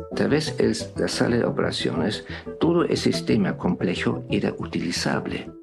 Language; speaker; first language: Spanish; non-native, fluent; German